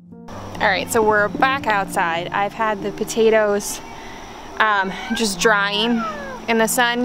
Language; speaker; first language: English; native; English